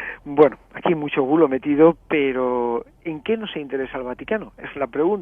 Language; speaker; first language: Spanish; native; Spanish